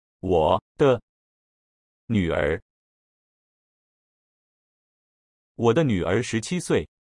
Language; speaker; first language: Chinese; non-native, learner; Korean